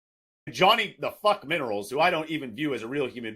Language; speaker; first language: English; native; English